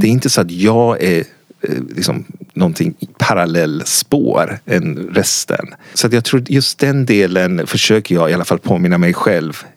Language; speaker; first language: Swedish; non-native, fluent; Persian